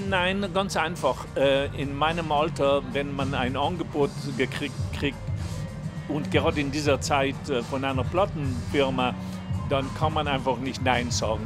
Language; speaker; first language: German; non-native, local second language; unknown